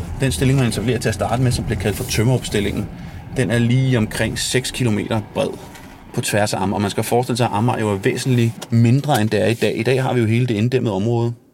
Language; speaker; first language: Danish; native; Danish